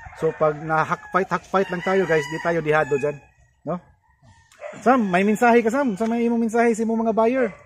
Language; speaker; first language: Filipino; non-native, local second language; Cebuano